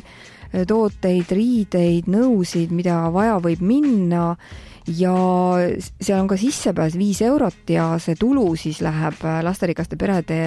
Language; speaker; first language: Estonian; native; Estonian